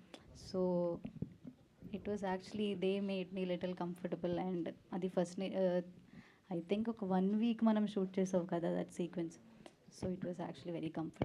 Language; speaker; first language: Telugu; non-native, learner; Malayalam